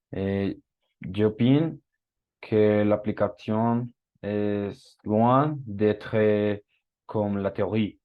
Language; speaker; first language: French; non-native, learner; Spanish